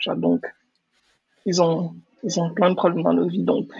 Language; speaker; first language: French; non-native, local second language; Wolof